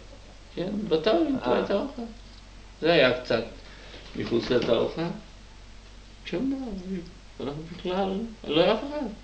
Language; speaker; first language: Hebrew; non-native, fluent; Czech